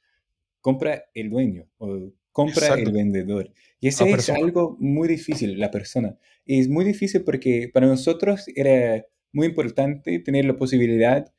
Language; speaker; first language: Spanish; non-native, fluent; English